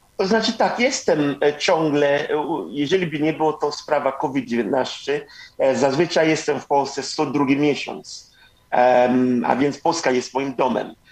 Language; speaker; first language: Polish; non-native, fluent; Igbo